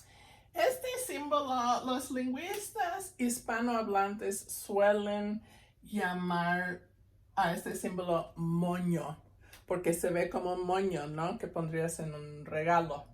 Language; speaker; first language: Spanish; non-native, fluent; English